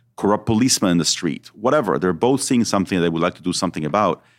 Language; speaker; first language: English; early bilingual, other home language; Hebrew